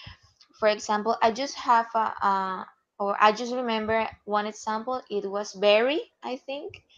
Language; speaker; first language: English; non-native, learner; Spanish